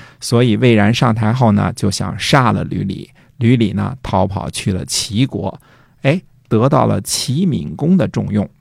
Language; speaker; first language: Chinese; native; Chinese